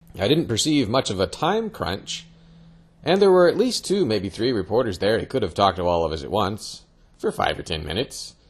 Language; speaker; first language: English; native; English